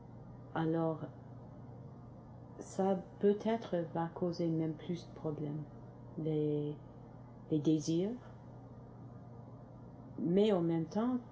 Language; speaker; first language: French; non-native, local second language; English